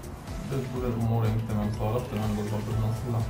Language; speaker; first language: Arabic; native; Arabic